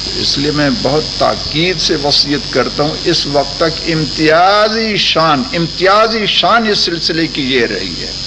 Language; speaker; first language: Urdu; native; Urdu